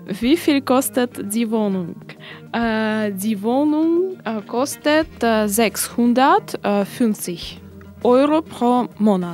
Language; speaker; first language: German; non-native, learner; Russian